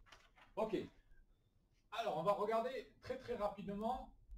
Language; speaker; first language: French; native; French